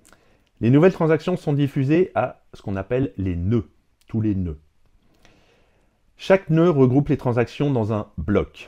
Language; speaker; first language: French; native; French